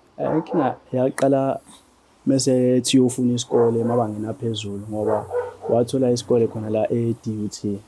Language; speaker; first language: Zulu; native; Zulu